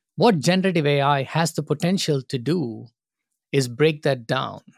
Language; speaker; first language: English; non-native, local second language; Tamil